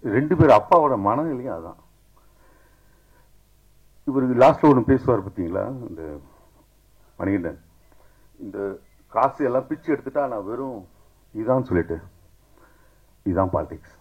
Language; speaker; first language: Tamil; native; Tamil